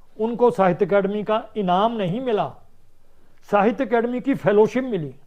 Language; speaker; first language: Hindi; non-native, local second language; Punjabi